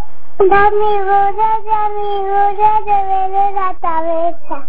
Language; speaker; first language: Spanish; native; Spanish